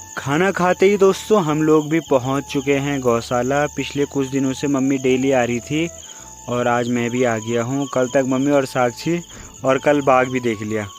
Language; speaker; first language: Hindi; native; Hindi